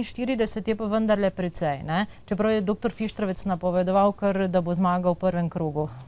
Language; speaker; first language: Slovenian; native; Slovenian